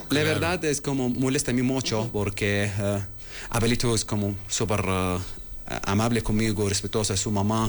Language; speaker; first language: Spanish; non-native, learner; Arabic